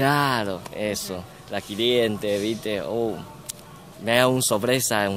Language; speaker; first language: Spanish; non-native, learner; Chinese